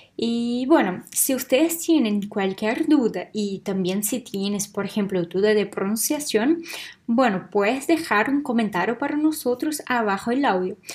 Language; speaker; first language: Spanish; non-native, fluent; Portuguese